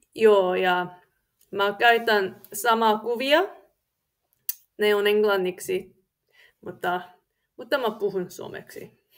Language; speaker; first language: Finnish; non-native, learner; English